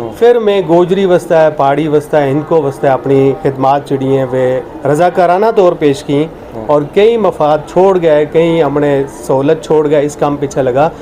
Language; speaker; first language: Urdu; non-native, local second language; Gujari